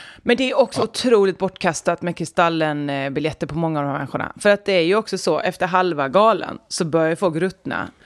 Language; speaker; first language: Swedish; native; Swedish